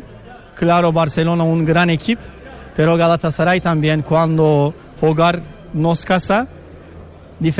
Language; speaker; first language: Spanish; non-native, learner; Turkish